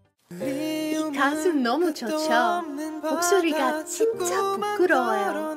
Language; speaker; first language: Korean; non-native, fluent; English